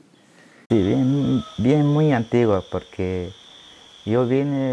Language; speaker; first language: Spanish; non-native, local second language; Shipibo-Conibo